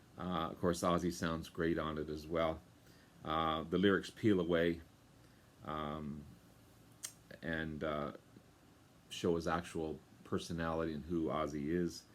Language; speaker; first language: English; native; English